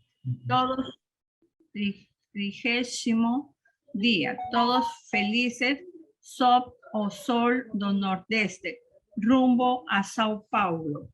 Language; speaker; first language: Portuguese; non-native, learner; Spanish